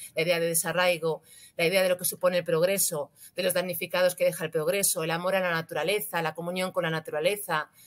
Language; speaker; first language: Spanish; native; Spanish